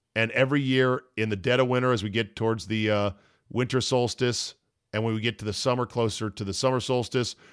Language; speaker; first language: English; native; English